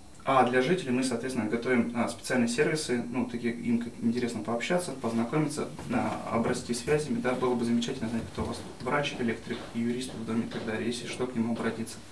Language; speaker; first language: Russian; native; Russian